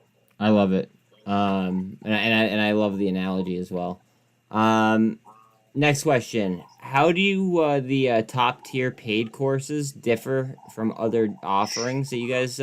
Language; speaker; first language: English; native; English